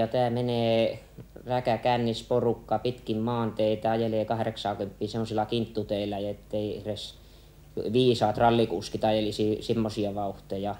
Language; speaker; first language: Finnish; native; Finnish